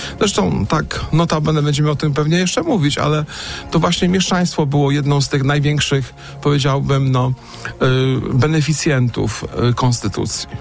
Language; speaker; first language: Polish; native; Polish